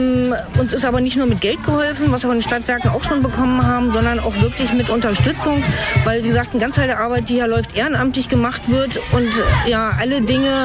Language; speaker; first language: German; native; German